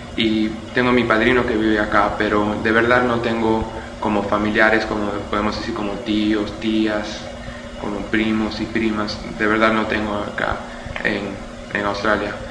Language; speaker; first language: Spanish; early bilingual, heritage; Spanish